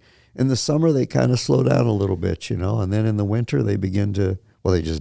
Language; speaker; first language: English; native; English